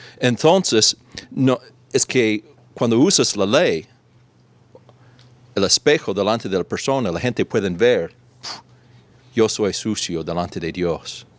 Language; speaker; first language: Spanish; non-native, fluent; English